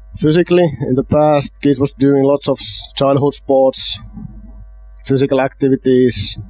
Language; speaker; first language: English; non-native, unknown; Finnish